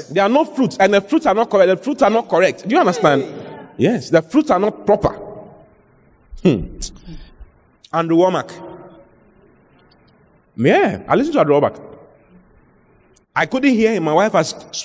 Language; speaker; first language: English; non-native, local second language; Akan